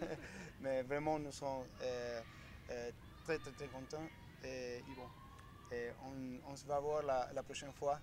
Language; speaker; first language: French; non-native, learner; Spanish